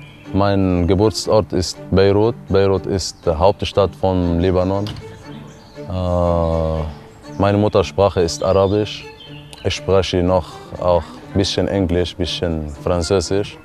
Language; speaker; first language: German; non-native, learner; Arabic